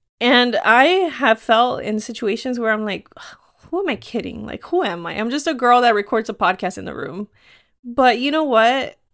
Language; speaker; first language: English; early bilingual, other home language; Spanish